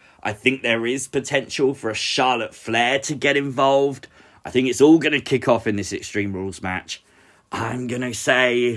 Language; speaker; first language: English; native; English